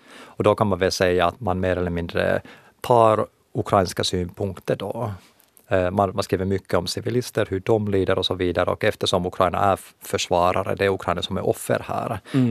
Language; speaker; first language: Swedish; non-native, local second language; Finnish